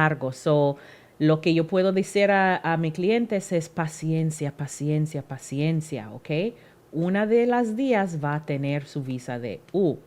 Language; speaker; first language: Spanish; non-native, learner; English